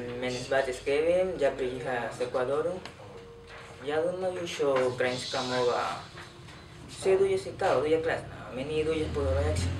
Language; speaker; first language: Ukrainian; non-native, learner; Spanish